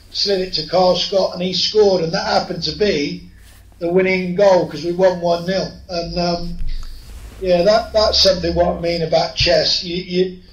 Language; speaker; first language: English; native; English